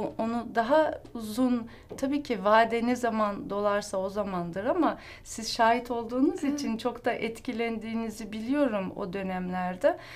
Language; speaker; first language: Turkish; early bilingual, heritage; Turkish